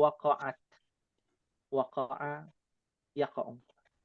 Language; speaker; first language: Arabic; non-native, fluent; Indonesian